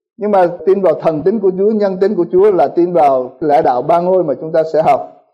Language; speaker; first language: Vietnamese; early bilingual, heritage; Vietnamese